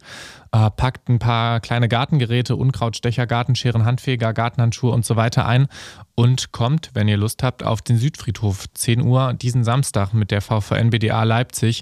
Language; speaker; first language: German; native; German